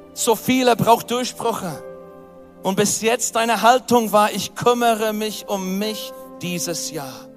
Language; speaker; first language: German; non-native, fluent; English